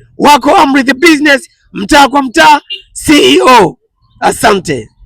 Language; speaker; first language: Swahili; native; Swahili